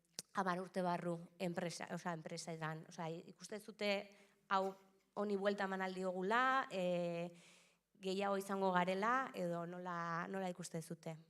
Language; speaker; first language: Basque; native; Basque